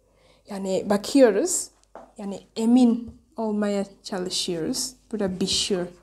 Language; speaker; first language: Turkish; non-native, learner; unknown